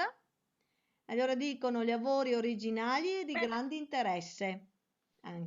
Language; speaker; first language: Italian; native; Italian